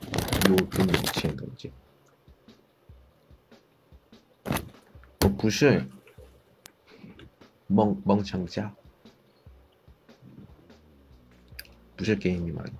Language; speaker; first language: Chinese; non-native, learner; Korean